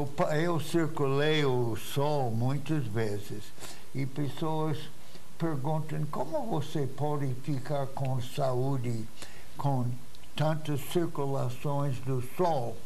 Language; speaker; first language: Portuguese; non-native, fluent; English